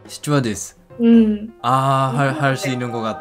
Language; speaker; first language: Korean; non-native, learner; Japanese